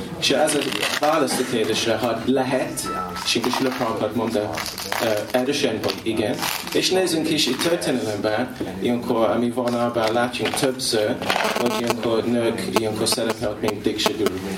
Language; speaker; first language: Hungarian; non-native, learner; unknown